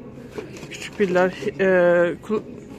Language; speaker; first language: Turkish; native; Turkish